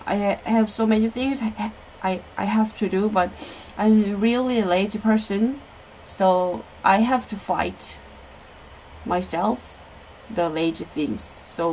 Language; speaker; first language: English; non-native, learner; Korean